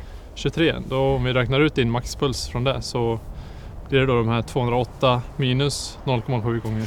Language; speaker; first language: Swedish; native; Swedish